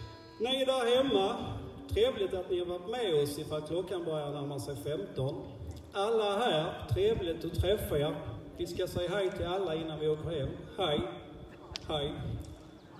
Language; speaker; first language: Swedish; native; Swedish